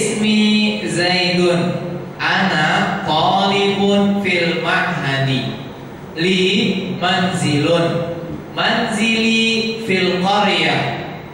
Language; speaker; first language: Arabic; non-native, fluent; Indonesian